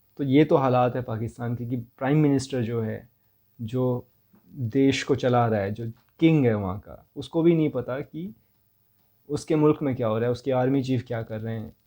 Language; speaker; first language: Hindi; native; Hindi